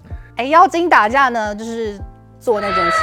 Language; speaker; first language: Chinese; native; Chinese